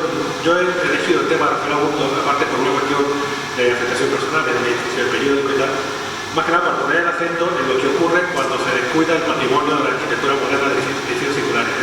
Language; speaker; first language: Spanish; native; Spanish